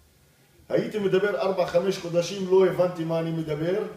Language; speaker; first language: Hebrew; non-native, local second language; Arabic